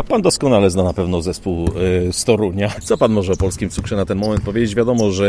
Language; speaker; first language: Polish; native; Polish